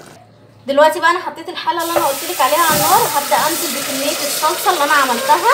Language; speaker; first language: Arabic; native; Arabic